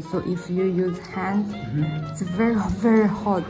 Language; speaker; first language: English; non-native, learner; Chinese